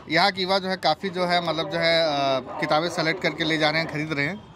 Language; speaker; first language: Hindi; native; Hindi